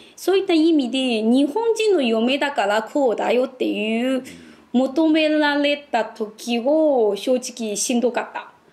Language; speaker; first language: Japanese; non-native, fluent; Chinese